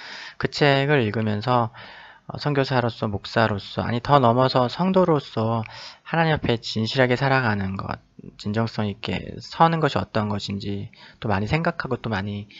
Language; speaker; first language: Korean; native; Korean